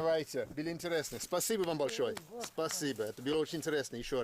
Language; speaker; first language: Russian; non-native, learner; English